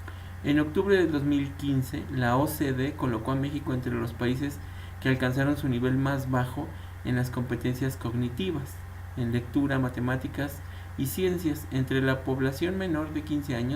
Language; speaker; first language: Spanish; native; Spanish